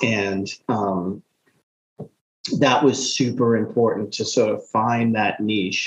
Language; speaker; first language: English; native; English